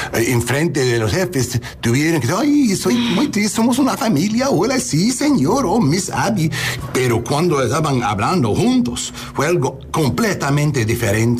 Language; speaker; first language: Spanish; early bilingual, heritage; English